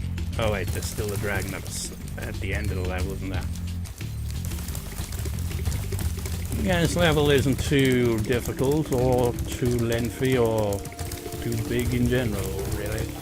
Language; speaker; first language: English; native; English